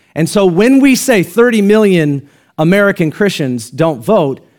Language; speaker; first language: English; native; English